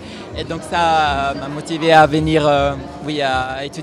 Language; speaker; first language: French; non-native, fluent; Italian